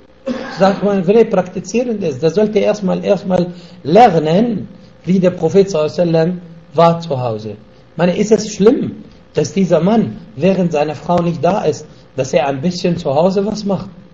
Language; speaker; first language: German; non-native, fluent; Arabic